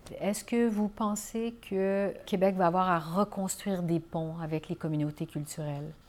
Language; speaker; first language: French; native; French